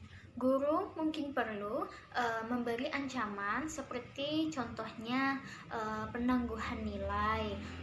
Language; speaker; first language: Indonesian; native; Indonesian